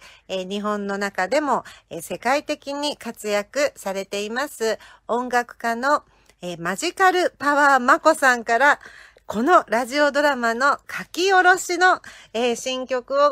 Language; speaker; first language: Japanese; native; Japanese